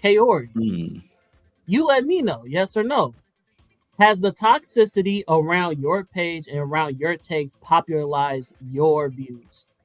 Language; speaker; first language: English; native; English